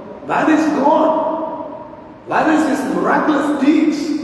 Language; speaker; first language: English; non-native, local second language; Tamil